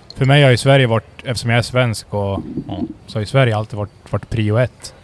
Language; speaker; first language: Swedish; native; Swedish